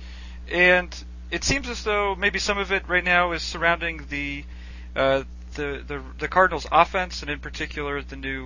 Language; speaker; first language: English; native; English